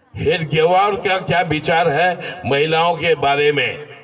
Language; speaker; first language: Hindi; non-native, local second language; Bangla